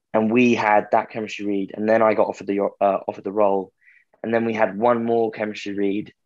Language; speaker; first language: English; native; English